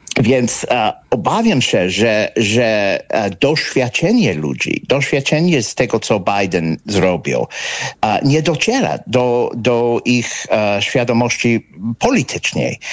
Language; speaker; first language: Polish; non-native, fluent; English